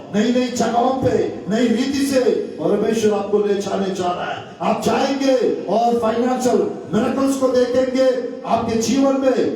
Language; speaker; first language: Hindi; non-native, local second language; Telugu